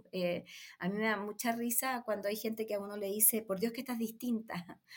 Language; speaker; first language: Spanish; native; Spanish